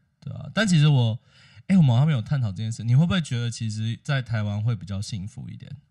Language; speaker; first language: Chinese; native; Chinese